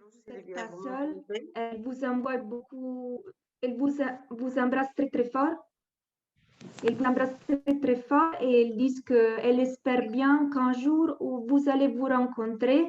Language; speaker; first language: French; non-native, fluent; Spanish